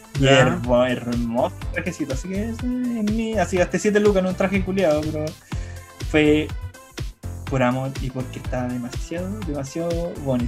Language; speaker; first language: Spanish; native; Spanish